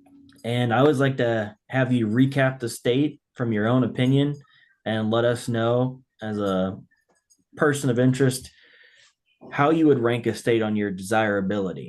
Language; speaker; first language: English; native; English